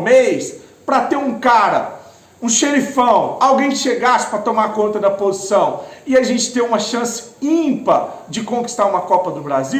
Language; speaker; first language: Portuguese; native; Portuguese